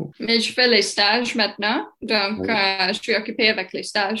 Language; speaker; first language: French; non-native, local second language; English